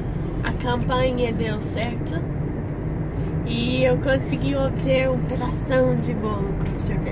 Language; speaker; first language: Portuguese; non-native, fluent; English